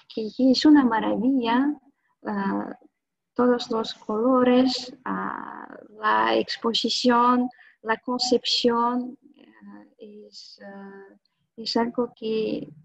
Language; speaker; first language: Spanish; non-native, fluent; Russian